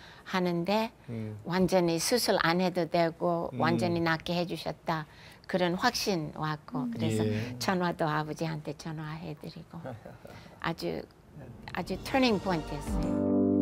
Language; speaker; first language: Korean; non-native, fluent; English